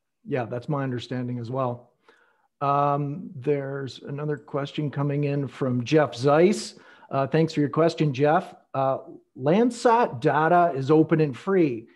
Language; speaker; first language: English; native; English